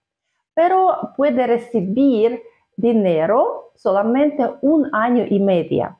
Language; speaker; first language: Spanish; non-native, fluent; Russian